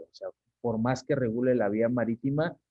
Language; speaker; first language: Spanish; native; Spanish